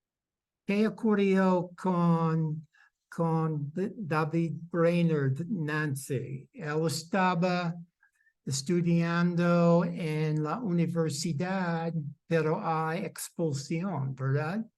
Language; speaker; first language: Spanish; non-native, fluent; English